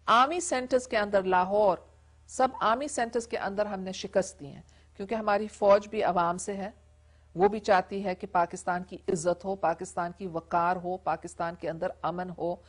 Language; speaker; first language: Urdu; non-native, local second language; English